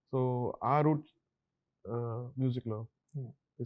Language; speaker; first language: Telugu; non-native, learner; Tamil